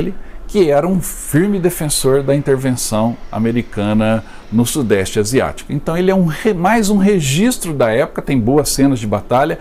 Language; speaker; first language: Portuguese; native; Portuguese